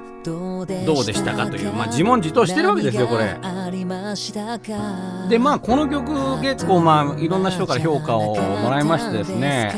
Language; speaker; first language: Japanese; native; Japanese